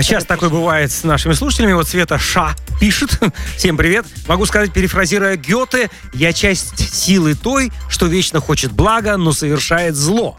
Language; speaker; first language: Russian; native; Russian